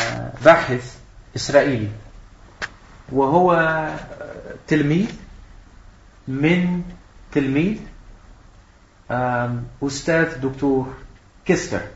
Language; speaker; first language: Arabic; non-native, fluent; Dutch